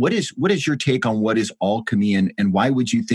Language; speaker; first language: English; native; English